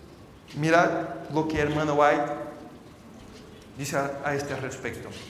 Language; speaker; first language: Spanish; non-native, fluent; Portuguese